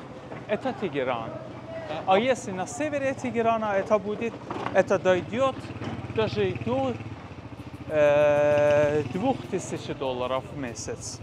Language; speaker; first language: Russian; non-native, fluent; Persian